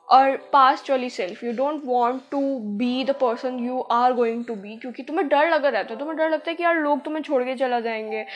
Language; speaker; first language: Hindi; native; Hindi